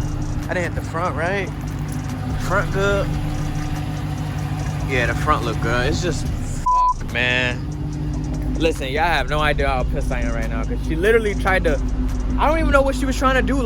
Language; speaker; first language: English; native; English